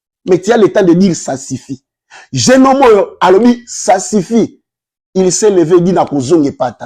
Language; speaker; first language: French; non-native, local second language; Lingala